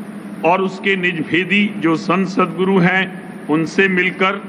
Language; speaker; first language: Hindi; native; Hindi